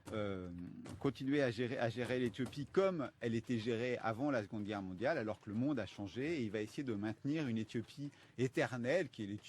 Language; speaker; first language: French; native; French